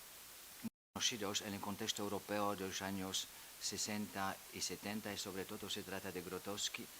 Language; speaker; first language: Spanish; non-native, fluent; Polish